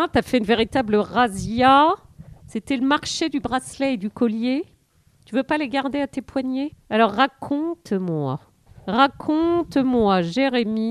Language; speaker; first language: French; native; French